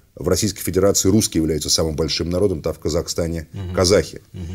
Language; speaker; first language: Russian; native; Russian